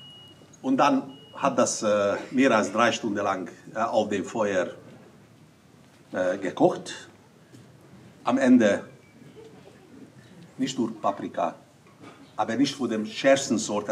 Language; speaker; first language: German; non-native, fluent; Hungarian